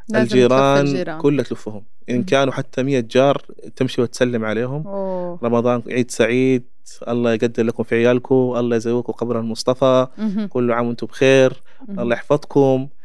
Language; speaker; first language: Arabic; non-native, local second language; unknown